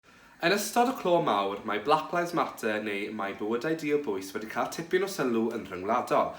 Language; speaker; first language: Welsh; native; Welsh